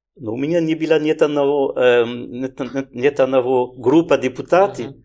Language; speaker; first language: Ukrainian; non-native, learner; French